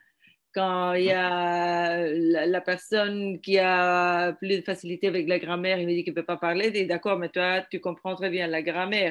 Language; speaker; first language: French; non-native, fluent; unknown